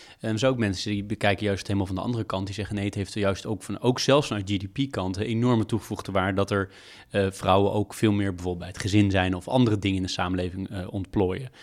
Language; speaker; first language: Dutch; native; Dutch